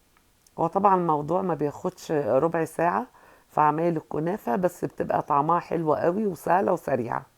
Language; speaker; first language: Arabic; native; Arabic